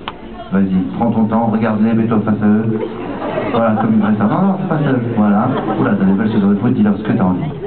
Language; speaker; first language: French; native; French